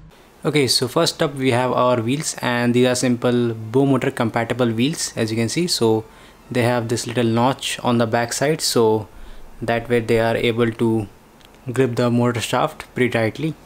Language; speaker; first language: English; non-native, local second language; Hindi